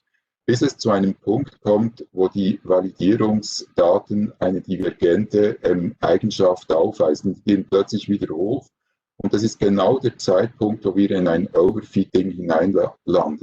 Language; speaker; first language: German; native; German